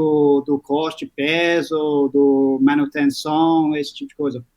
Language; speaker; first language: Portuguese; non-native, learner; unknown